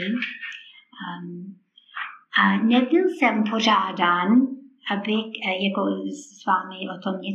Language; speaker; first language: Czech; non-native, fluent; English